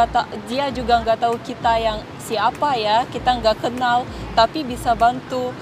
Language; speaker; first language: Indonesian; non-native, fluent; Russian